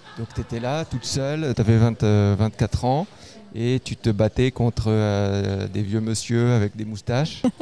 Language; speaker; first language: French; native; French